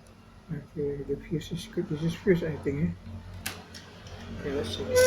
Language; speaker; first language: English; non-native, learner; Indonesian